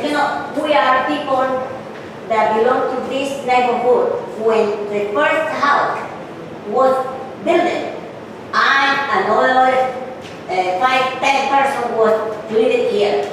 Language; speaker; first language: English; non-native, learner; Spanish